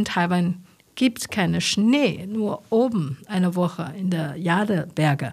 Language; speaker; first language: German; non-native, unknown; Chinese